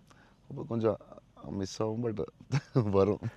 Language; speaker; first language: Tamil; non-native, local second language; Telugu